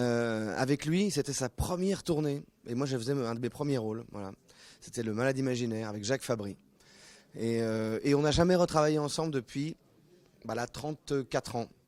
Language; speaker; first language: French; native; French